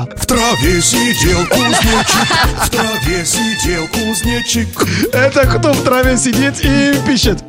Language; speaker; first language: Russian; non-native, fluent; Yoruba